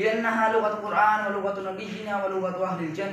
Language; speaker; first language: Arabic; non-native, learner; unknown